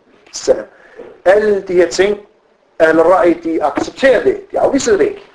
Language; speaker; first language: Danish; non-native, fluent; Arabic